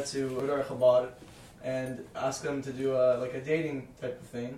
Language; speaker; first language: English; native; English